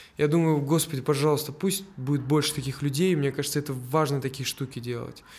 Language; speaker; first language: Russian; native; Russian